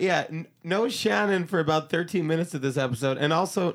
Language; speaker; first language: English; native; English